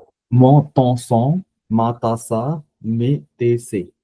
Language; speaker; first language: French; non-native, learner; Punjabi